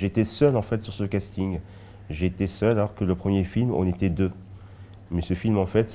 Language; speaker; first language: French; early bilingual, other home language; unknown